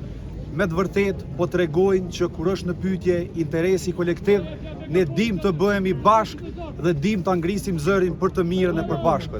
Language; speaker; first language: Albanian; native; Albanian